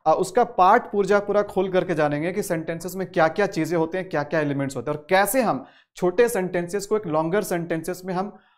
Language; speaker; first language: Hindi; native; Hindi